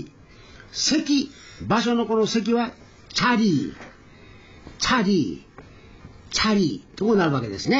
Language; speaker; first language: Japanese; native; Japanese